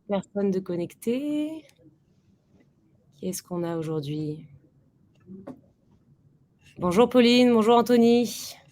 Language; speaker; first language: French; native; French